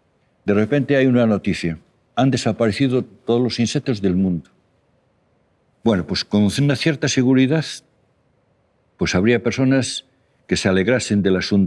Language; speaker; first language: Spanish; native; Spanish